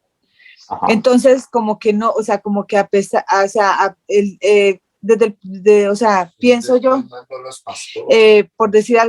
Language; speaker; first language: Spanish; native; Spanish